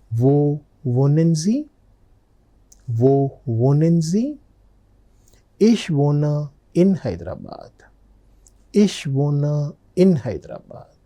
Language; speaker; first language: German; non-native, fluent; Telugu